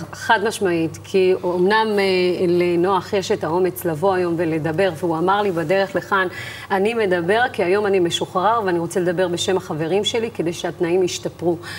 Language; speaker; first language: Hebrew; early bilingual, other home language; Amharic